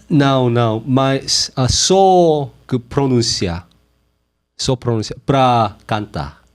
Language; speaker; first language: Portuguese; non-native, learner; Korean